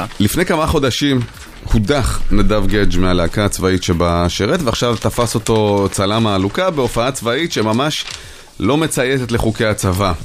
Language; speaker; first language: Hebrew; native; Hebrew